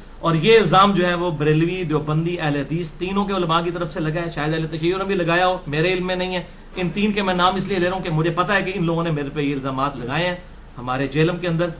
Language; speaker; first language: Urdu; non-native, local second language; Punjabi